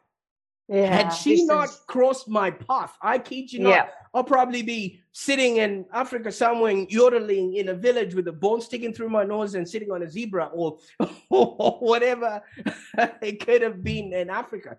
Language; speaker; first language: English; non-native, local second language; Shona